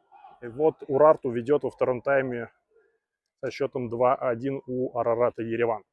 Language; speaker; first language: Russian; native; Russian